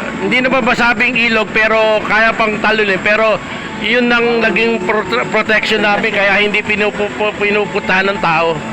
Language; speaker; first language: Filipino; native; Filipino